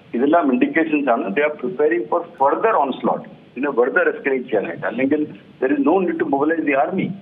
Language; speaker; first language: English; non-native, local second language; Malayalam